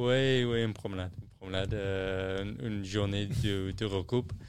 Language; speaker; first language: French; non-native, learner; English